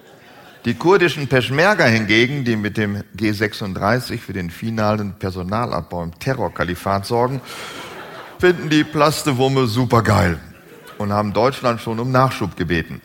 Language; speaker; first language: German; native; German